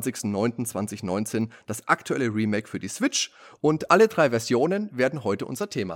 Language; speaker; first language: German; native; German